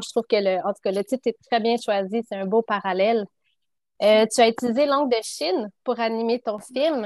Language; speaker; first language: French; native; French